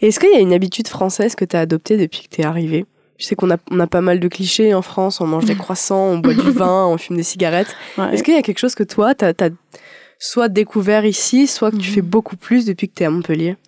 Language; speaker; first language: French; native; French